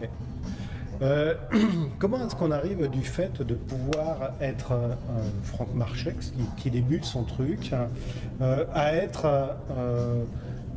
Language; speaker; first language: French; native; French